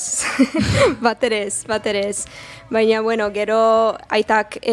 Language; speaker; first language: Basque; non-native, learner; English